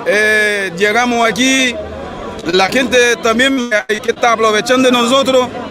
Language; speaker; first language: Spanish; non-native, learner; Haitian Creole